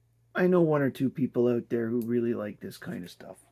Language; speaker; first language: English; native; English